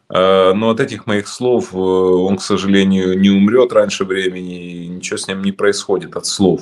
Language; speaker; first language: Russian; native; Russian